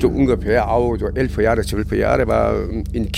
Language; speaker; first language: German; non-native, learner; Korean